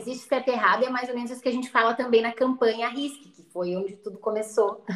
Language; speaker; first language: Portuguese; native; Portuguese